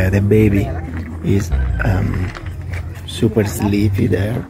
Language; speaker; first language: English; non-native, learner; Italian